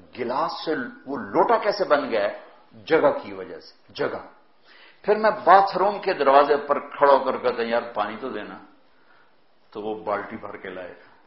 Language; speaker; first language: Urdu; non-native, local second language; Punjabi